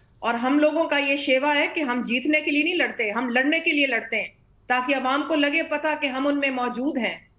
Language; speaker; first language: Urdu; non-native, local second language; Punjabi